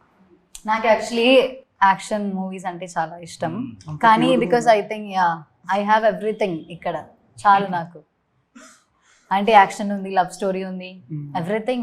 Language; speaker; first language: Telugu; non-native, learner; Malayalam